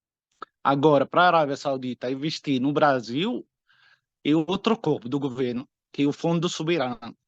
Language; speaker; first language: Portuguese; non-native, fluent; Arabic